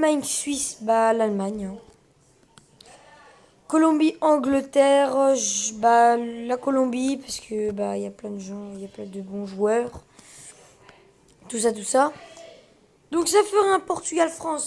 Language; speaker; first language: French; early bilingual, other home language; Portuguese